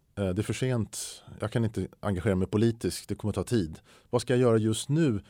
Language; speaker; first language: Swedish; native; Swedish